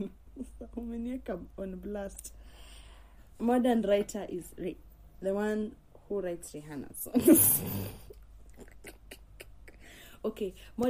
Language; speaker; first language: English; non-native, local second language; Swahili